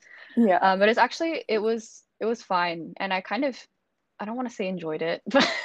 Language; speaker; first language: English; native; English